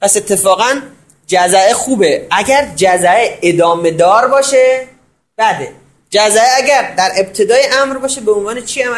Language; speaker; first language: Persian; native; Persian